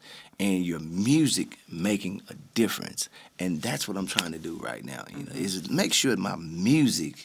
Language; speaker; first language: English; native; English